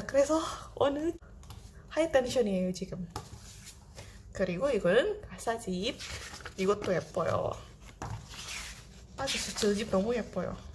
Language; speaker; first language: Korean; non-native, fluent; Indonesian